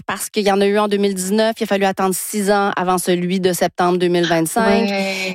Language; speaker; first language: French; native; French